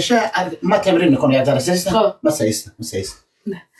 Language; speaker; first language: Persian; native; Persian